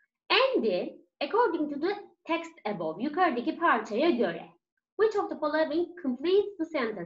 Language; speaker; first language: English; non-native, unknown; Turkish